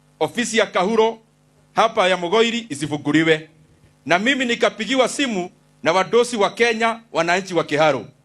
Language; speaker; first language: Swahili; non-native, local second language; Kikuyu